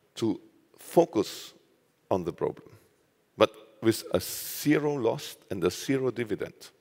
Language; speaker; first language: English; non-native, fluent; German